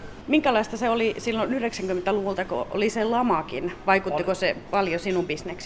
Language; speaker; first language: Finnish; native; Finnish